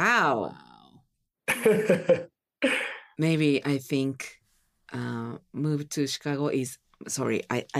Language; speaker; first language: English; non-native, learner; Japanese